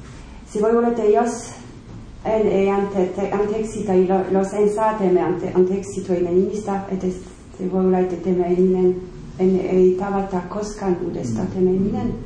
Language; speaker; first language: Finnish; non-native, learner; French